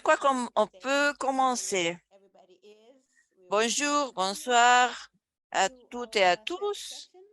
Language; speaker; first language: French; non-native, fluent; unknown